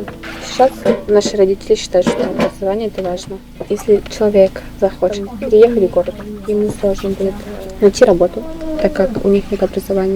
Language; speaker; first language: Russian; non-native, local second language; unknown